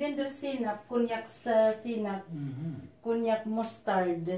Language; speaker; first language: Swedish; non-native, fluent; Filipino